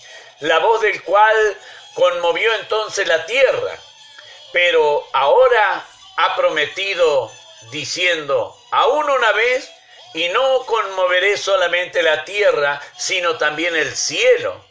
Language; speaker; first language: Spanish; native; Spanish